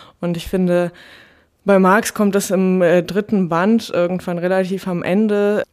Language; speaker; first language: German; early bilingual, other home language; Russian